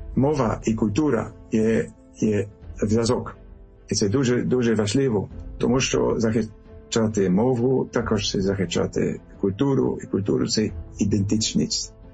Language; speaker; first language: Ukrainian; non-native, learner; French